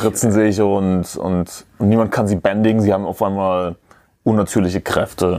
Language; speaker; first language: German; native; German